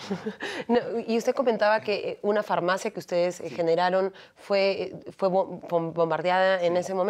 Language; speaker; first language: Spanish; native; Spanish